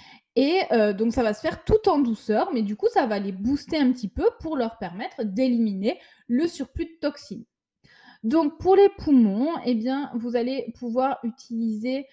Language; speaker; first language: French; native; French